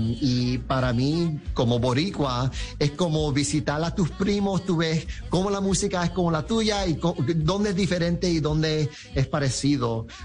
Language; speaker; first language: Spanish; early bilingual, heritage; Spanish